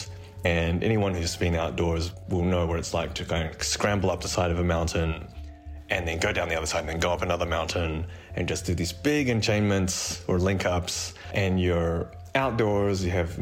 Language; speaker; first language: English; native; English